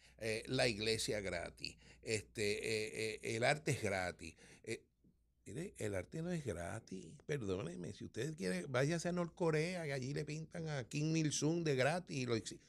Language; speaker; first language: Spanish; native; Spanish